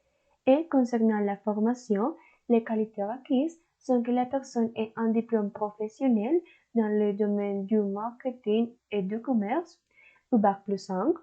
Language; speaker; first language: French; non-native, learner; Spanish